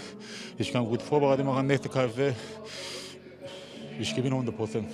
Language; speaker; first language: German; non-native, learner; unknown